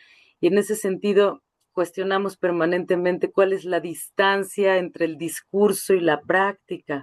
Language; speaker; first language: Spanish; native; Spanish